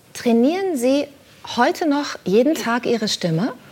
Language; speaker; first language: German; native; German